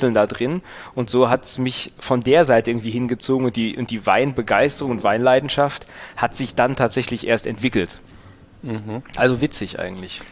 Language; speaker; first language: German; native; German